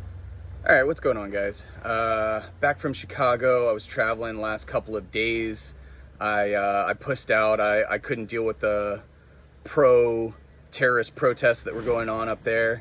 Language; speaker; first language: English; native; English